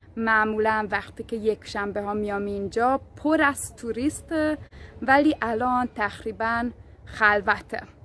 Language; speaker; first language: Persian; non-native, fluent; Hungarian